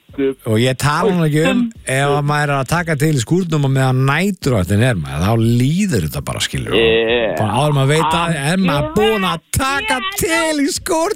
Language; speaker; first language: Icelandic; native; Icelandic